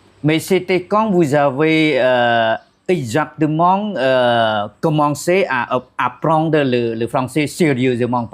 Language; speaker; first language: French; non-native, fluent; Khmer